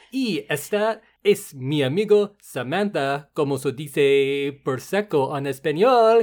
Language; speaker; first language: Spanish; non-native, learner; English